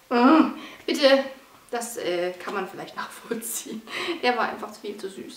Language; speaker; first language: German; native; German